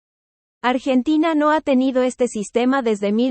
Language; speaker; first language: Spanish; native; Spanish